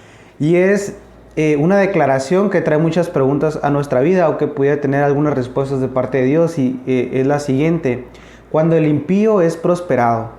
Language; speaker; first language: Spanish; native; Spanish